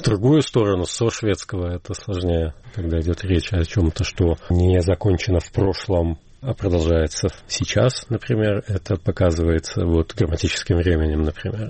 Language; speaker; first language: Russian; native; Russian